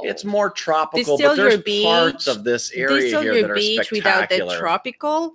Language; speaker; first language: English; non-native, fluent; Spanish